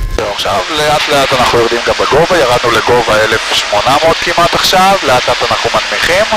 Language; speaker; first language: Hebrew; native; Hebrew